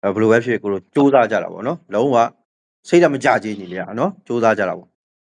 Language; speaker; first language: Burmese; native; Burmese